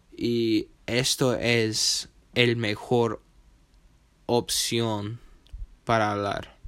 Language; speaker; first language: Spanish; non-native, learner; English